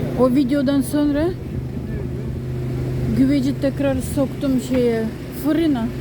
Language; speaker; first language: Turkish; non-native, fluent; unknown